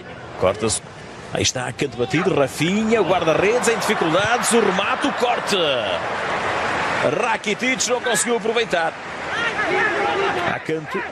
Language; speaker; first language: Portuguese; native; Portuguese